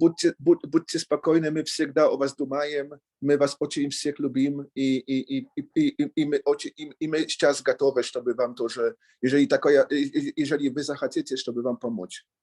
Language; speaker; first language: Russian; non-native, learner; Polish